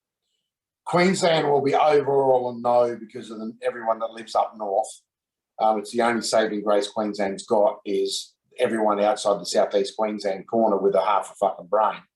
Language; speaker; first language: English; native; English